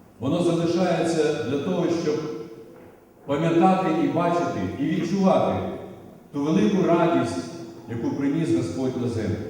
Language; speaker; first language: Ukrainian; native; Ukrainian